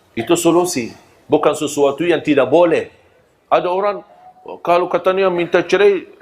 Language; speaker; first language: Malay; non-native, fluent; Arabic